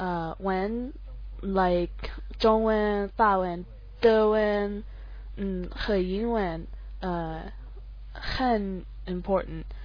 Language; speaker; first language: Chinese; non-native, learner; English